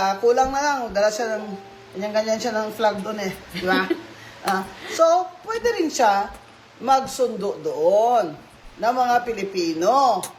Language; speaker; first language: Filipino; non-native, local second language; Hiligaynon